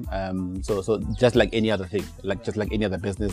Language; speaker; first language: English; non-native, local second language; Tswana